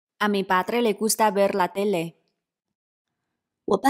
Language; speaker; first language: Spanish; non-native, fluent; Chinese